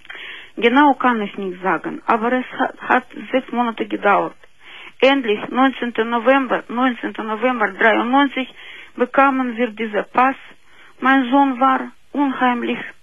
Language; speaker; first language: German; non-native, fluent; Russian